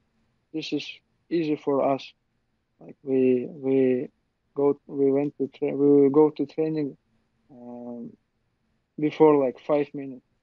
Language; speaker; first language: English; non-native, learner; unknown